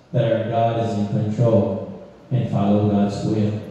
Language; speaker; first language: English; non-native, local second language; Filipino